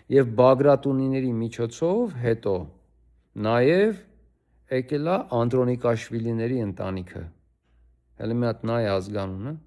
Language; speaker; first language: Armenian; native; Armenian